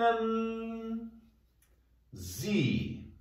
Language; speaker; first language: German; non-native, fluent; Portuguese